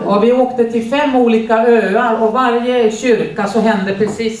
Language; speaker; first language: Swedish; native; Swedish